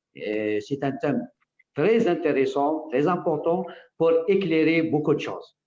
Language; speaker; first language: French; non-native, local second language; Arabic